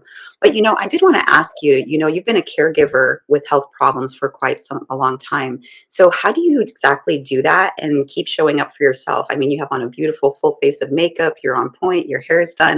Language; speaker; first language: English; native; English